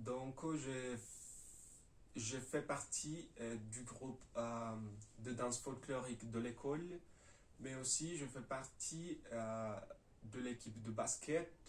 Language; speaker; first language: French; non-native, learner; Spanish